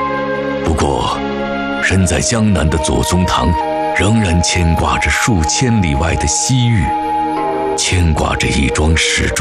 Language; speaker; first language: Chinese; native; Chinese